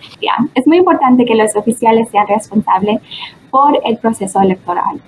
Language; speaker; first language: Spanish; early bilingual, heritage; Spanish